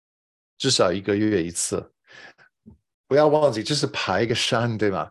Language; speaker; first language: Chinese; non-native, fluent; English